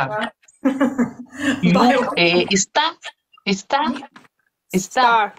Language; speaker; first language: English; non-native, learner; Arabic